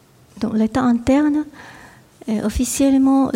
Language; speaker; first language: French; non-native, fluent; Japanese